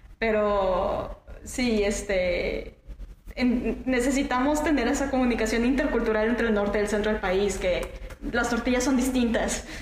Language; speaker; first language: Spanish; native; Spanish